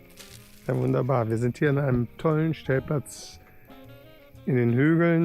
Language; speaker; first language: German; native; German